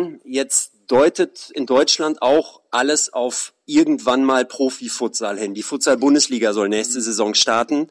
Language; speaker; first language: German; native; German